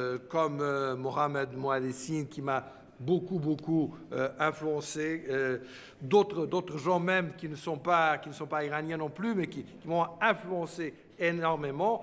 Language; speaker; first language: French; non-native, fluent; Portuguese